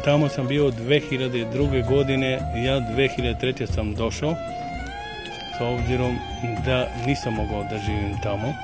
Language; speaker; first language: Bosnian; non-native, local second language; Albanian